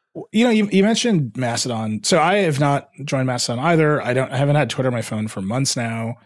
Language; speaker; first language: English; early bilingual, other home language; Hindi